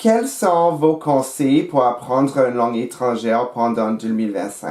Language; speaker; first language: French; non-native, fluent; English